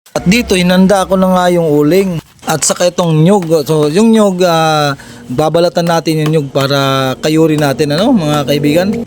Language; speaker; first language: Filipino; non-native, local second language; Cebuano